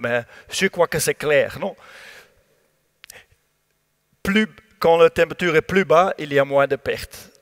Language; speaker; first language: French; non-native, learner; Dutch